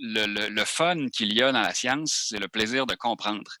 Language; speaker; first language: French; native; French